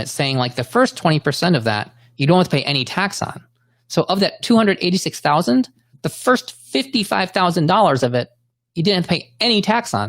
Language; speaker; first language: English; native; English